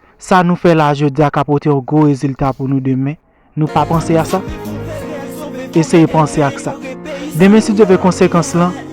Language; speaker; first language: Haitian Creole; native; Haitian Creole